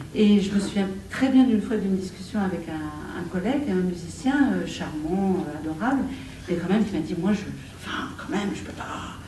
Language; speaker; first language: French; native; French